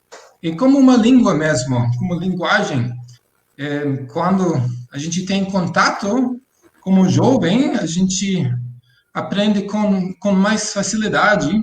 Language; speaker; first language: Portuguese; non-native, fluent; English